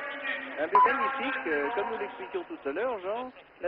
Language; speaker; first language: French; native; French